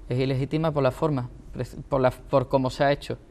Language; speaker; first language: Spanish; native; Spanish